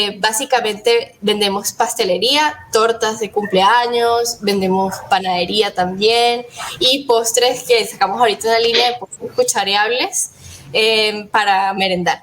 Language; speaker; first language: Spanish; native; Spanish